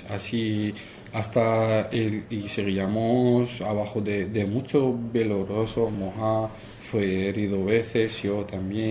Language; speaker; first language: Spanish; non-native, fluent; Arabic